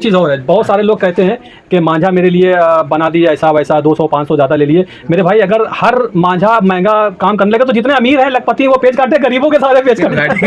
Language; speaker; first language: Hindi; native; Hindi